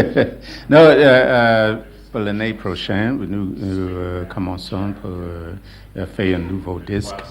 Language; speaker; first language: French; non-native, learner; English